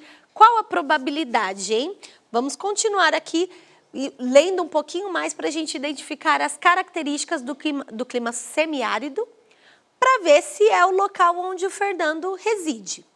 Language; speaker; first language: Portuguese; native; Portuguese